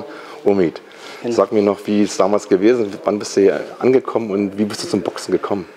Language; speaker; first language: German; native; German